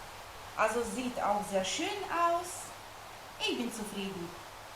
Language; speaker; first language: German; non-native, fluent; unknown